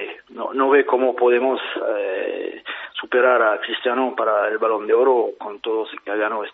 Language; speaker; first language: Spanish; non-native, fluent; French